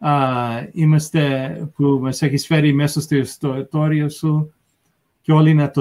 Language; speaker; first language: Greek; early bilingual, heritage; English